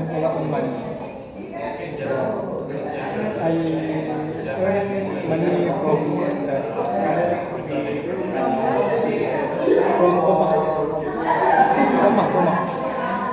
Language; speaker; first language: English; non-native, learner; Indonesian